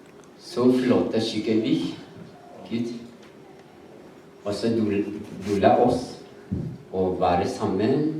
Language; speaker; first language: Norwegian; non-native, learner; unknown